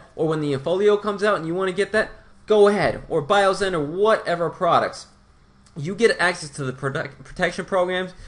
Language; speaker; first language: English; non-native, fluent; Portuguese